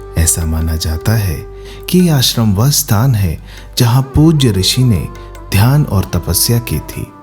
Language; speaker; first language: Hindi; native; Hindi